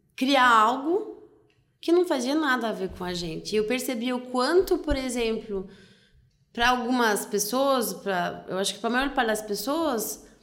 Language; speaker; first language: Portuguese; non-native, fluent; French